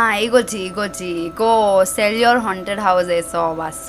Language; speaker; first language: Korean; non-native, learner; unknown